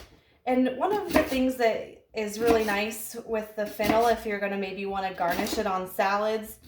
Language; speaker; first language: English; native; English